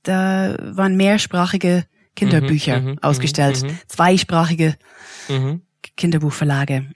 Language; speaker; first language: German; non-native, fluent; English